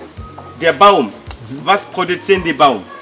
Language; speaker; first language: German; non-native, learner; Swahili